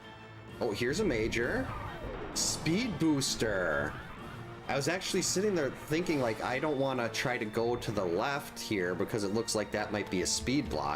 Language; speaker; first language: English; native; English